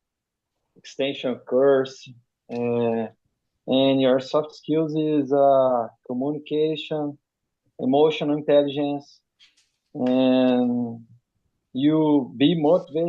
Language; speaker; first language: English; non-native, learner; Portuguese